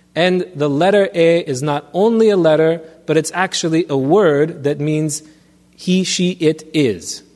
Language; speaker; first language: English; early bilingual, other home language; Armenian